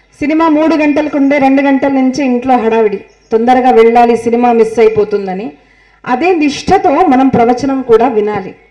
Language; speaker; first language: Telugu; non-native, local second language; Marathi